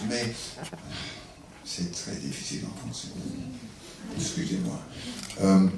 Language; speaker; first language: French; non-native, learner; English